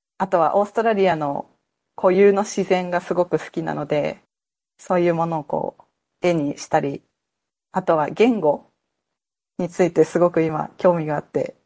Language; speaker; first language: Japanese; native; Japanese